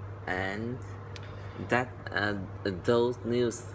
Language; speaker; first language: English; non-native, learner; Vietnamese